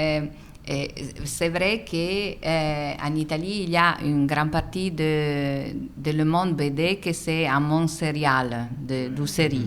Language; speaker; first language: French; non-native, fluent; Italian